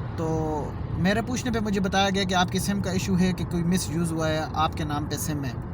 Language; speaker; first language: Urdu; non-native, local second language; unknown